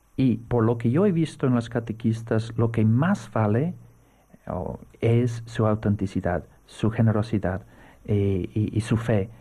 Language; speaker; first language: Spanish; non-native, fluent; English